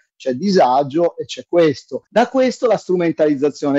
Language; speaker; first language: Italian; native; Italian